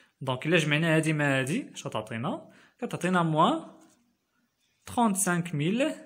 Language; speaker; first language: French; non-native, local second language; Arabic